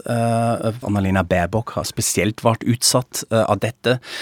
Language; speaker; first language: Norwegian; non-native, fluent; German